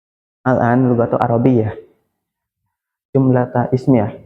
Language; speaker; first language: Arabic; non-native, learner; Indonesian